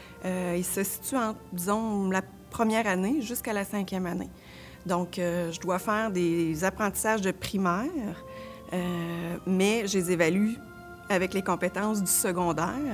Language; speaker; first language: French; native; French